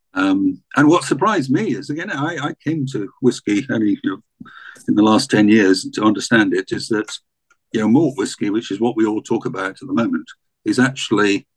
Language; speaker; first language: English; native; English